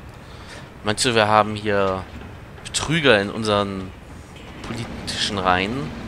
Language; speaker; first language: German; native; German